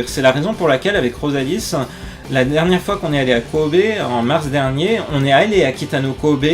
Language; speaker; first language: French; native; French